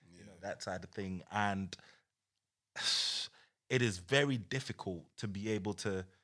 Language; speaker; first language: English; native; English